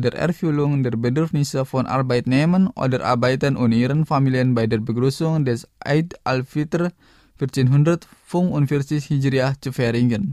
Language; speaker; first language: German; non-native, fluent; Indonesian